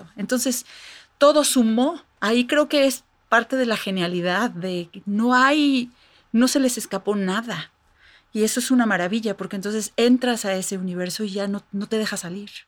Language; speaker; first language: Spanish; native; Spanish